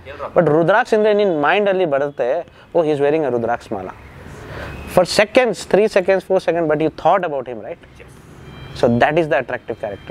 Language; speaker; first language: Kannada; non-native, learner; Nepali